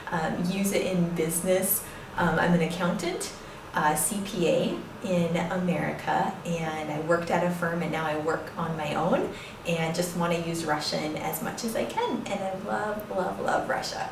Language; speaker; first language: English; native; English